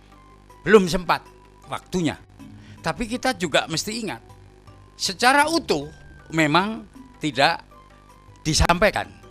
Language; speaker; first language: Indonesian; native; Indonesian